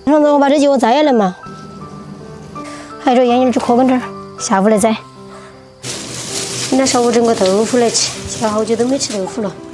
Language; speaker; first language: Chinese; native; Chinese